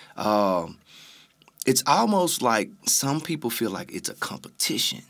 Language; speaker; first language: English; native; English